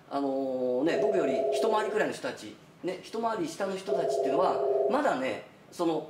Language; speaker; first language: Japanese; native; Japanese